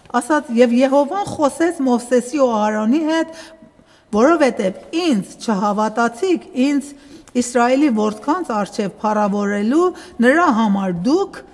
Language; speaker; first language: Armenian; early bilingual, heritage; Armenian